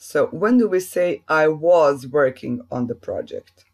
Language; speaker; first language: English; non-native, fluent; Serbian